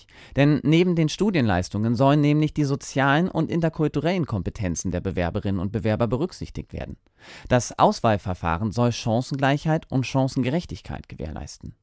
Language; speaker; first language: German; native; German